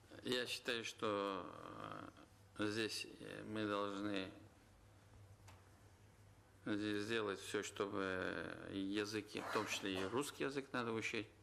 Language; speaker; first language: Russian; non-native, local second language; Tatar